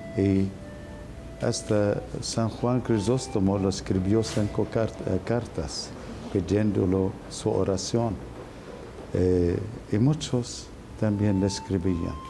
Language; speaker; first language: Spanish; non-native, fluent; Arabic